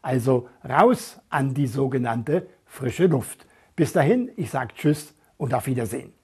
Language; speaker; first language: German; native; German